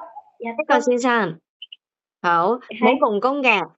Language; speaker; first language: Chinese; native; Chinese